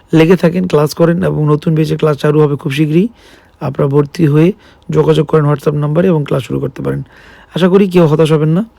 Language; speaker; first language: Bangla; native; Bangla